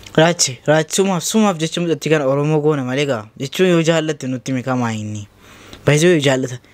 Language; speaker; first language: Oromo; native; Oromo